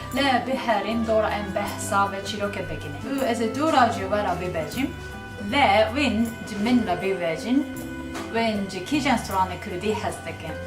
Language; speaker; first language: Kurdish; non-native, learner; Japanese